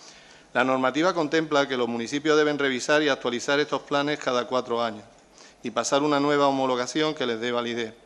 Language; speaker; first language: Spanish; native; Spanish